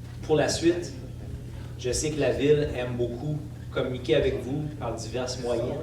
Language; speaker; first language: French; native; French